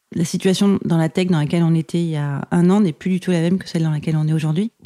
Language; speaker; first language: French; native; French